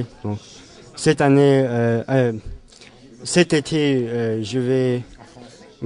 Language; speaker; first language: French; non-native, learner; English